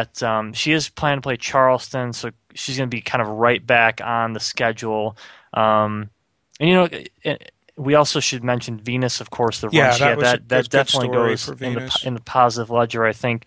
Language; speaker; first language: English; native; English